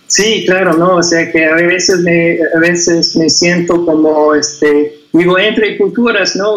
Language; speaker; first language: Spanish; non-native, fluent; English